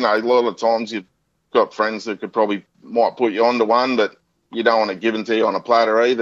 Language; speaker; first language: English; native; English